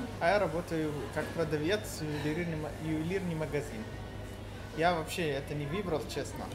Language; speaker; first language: Russian; non-native, learner; Arabic